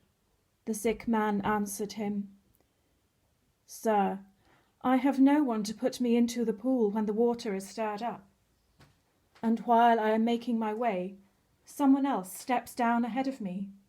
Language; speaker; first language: English; native; English